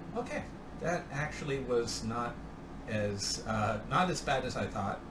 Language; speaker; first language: English; native; English